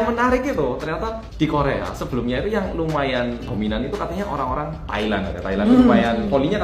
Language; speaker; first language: Indonesian; native; Indonesian